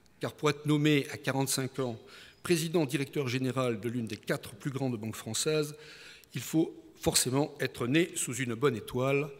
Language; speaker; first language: French; native; French